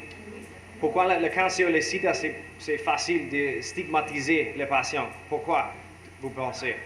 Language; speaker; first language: French; non-native, learner; English